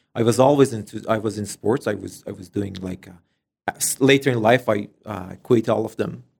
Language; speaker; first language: English; non-native, fluent; Persian